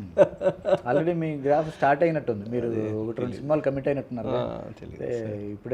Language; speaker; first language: Telugu; native; Telugu